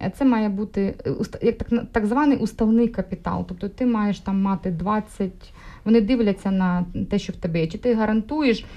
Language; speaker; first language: Ukrainian; non-native, local second language; Russian